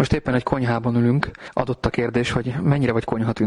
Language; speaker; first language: Hungarian; native; Hungarian